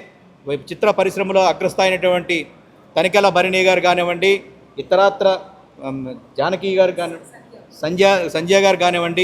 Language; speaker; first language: Telugu; native; Telugu